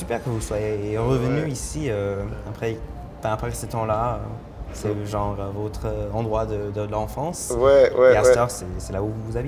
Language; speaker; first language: French; non-native, local second language; English